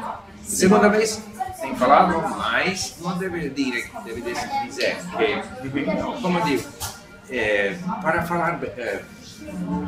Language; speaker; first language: Portuguese; non-native, learner; English